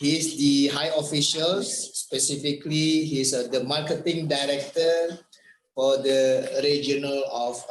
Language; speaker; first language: English; non-native, fluent; Indonesian